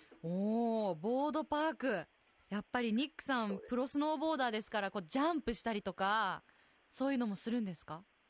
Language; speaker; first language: Japanese; native; Japanese